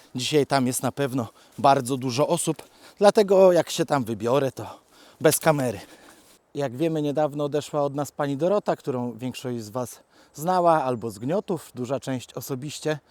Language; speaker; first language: Polish; native; Polish